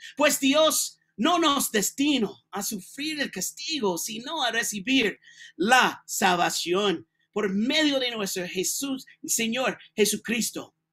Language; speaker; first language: Spanish; non-native, learner; English